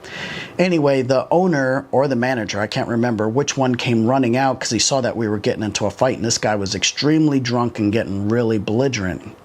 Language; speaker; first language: English; native; English